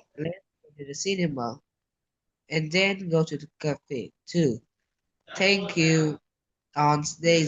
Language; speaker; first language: English; non-native, learner; Vietnamese